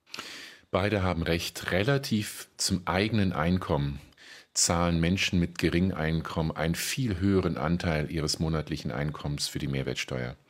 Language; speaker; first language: German; native; German